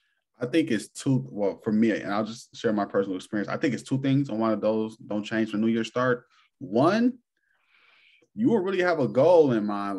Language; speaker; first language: English; native; English